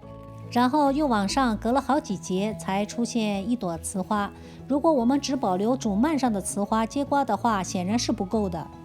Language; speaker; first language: Chinese; native; Chinese